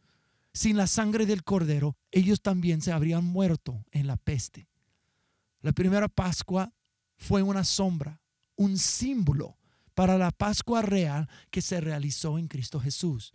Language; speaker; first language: Spanish; non-native, fluent; English